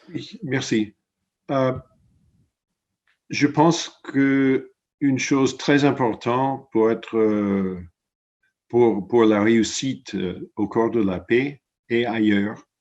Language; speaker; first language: French; non-native, fluent; English